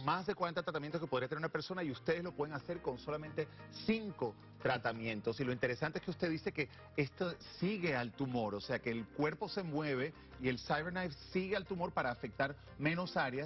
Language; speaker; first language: Spanish; native; Spanish